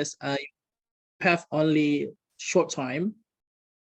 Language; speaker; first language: English; non-native, local second language; Indonesian